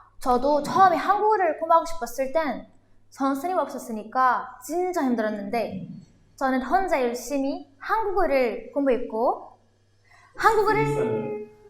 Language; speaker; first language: Korean; non-native, fluent; Arabic